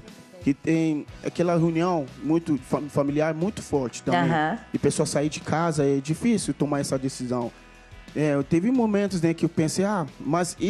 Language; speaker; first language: Portuguese; non-native, fluent; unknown